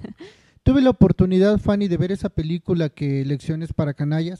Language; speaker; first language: Spanish; native; Spanish